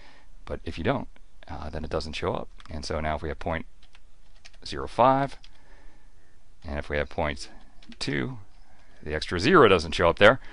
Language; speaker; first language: English; native; English